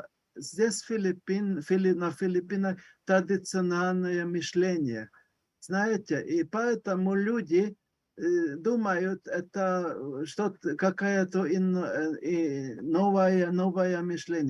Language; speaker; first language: Russian; non-native, learner; Hungarian